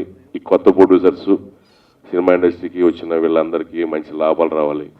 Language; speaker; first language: Telugu; native; Telugu